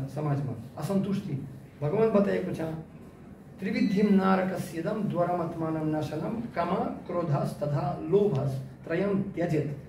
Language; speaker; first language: Nepali; non-native, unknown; Russian